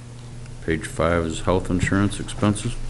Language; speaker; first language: English; native; English